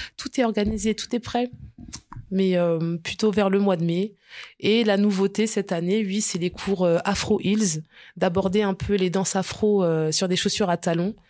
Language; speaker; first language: French; early bilingual, other home language; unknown